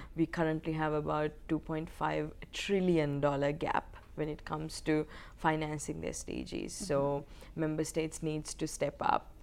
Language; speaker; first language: English; non-native, local second language; Sinhala